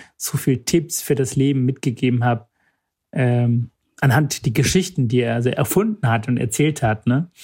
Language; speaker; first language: German; early bilingual, other home language; Tamil